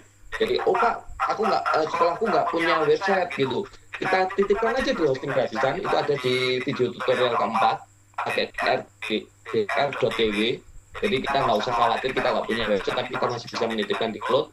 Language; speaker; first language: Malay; non-native, local second language; Javanese